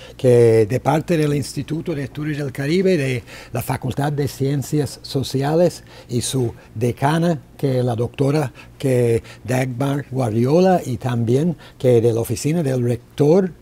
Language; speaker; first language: Spanish; native; Spanish